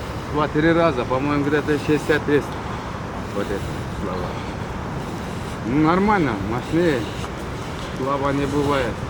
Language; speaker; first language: Russian; non-native, local second language; Kyrgyz